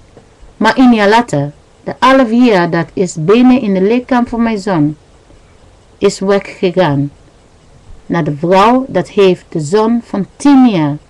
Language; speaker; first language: Dutch; non-native, learner; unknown